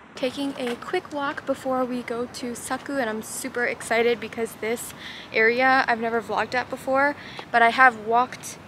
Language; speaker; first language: English; early bilingual, other home language; Japanese